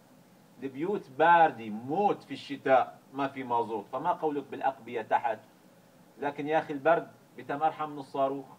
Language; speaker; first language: Arabic; native; Arabic